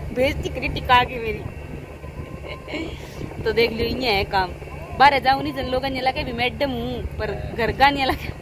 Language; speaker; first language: Hindi; native; Hindi